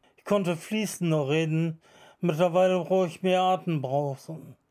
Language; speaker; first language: German; native; German